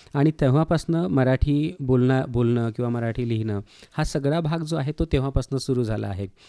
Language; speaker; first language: Marathi; native; Marathi